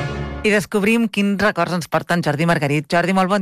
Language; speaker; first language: Catalan; native; Catalan